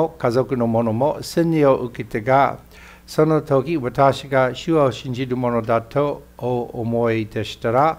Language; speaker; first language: Japanese; non-native, fluent; English